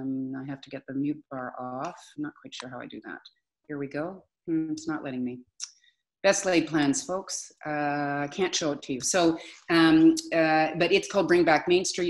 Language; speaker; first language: English; native; English